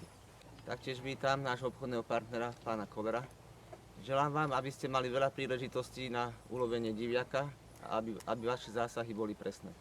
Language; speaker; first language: Slovak; native; Slovak